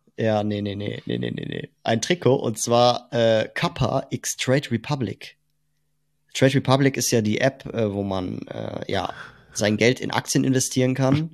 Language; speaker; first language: German; native; German